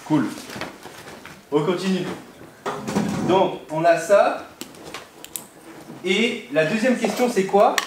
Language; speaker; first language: French; native; French